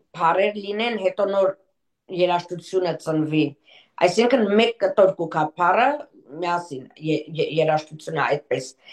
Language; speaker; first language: Armenian; native; Armenian